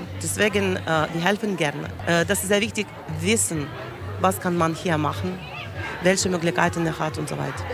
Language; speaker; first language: German; non-native, learner; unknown